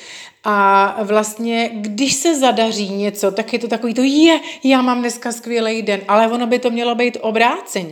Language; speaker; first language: Czech; native; Czech